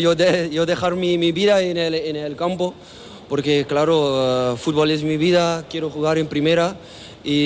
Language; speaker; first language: Spanish; non-native, learner; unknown